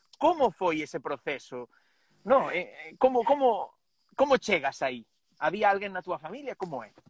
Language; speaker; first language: Galician; non-native, local second language; Spanish